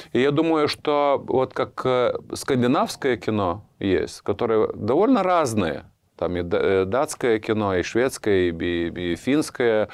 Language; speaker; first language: Russian; non-native, fluent; Lithuanian